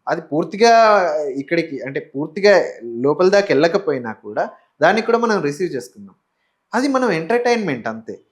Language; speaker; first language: Telugu; native; Telugu